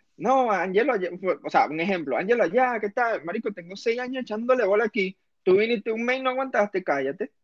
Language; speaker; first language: Spanish; native; Spanish